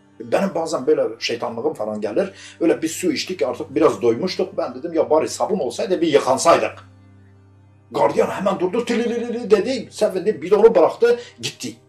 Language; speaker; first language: Turkish; non-native, local second language; Kurdish